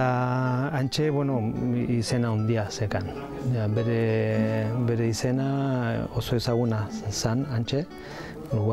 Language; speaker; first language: Basque; non-native, learner; Spanish